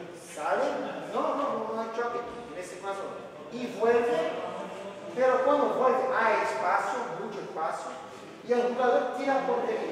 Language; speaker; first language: Spanish; non-native, fluent; Portuguese